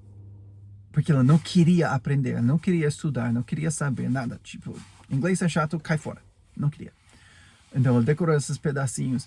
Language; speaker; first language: Portuguese; non-native, fluent; English